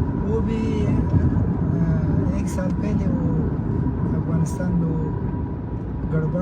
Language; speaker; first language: Hindi; non-native, learner; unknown